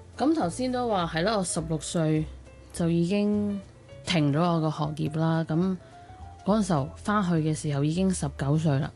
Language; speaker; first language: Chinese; non-native, local second language; Cantonese